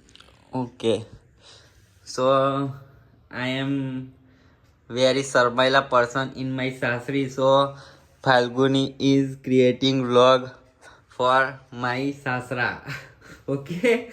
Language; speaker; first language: English; non-native, learner; Gujarati